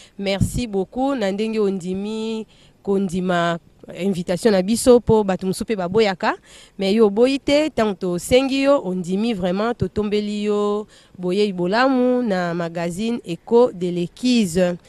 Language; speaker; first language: Lingala; non-native, local second language; Kongo